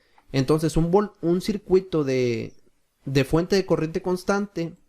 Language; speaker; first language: Spanish; native; Spanish